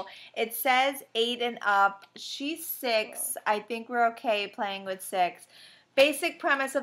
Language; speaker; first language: English; native; English